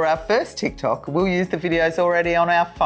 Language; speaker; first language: English; native; English